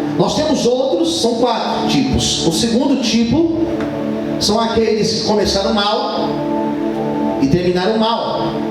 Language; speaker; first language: Portuguese; native; Portuguese